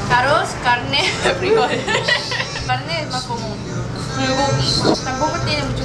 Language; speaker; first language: Spanish; non-native, learner; Korean